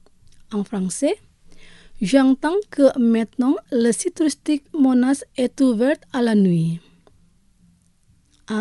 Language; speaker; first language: French; non-native, fluent; Indonesian